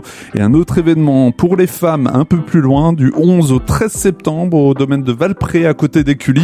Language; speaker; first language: French; native; French